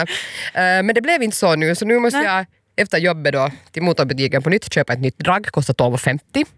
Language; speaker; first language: Swedish; native; Swedish